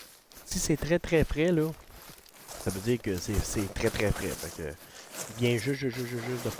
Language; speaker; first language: French; native; French